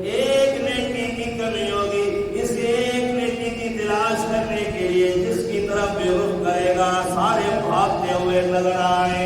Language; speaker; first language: Urdu; native; Urdu